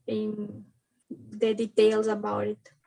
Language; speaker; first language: English; non-native, learner; Spanish